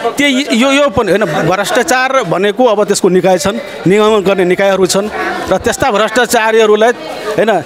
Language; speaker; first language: Nepali; non-native, local second language; Maithili